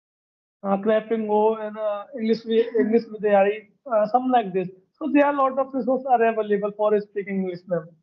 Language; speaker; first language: English; non-native, learner; Hindi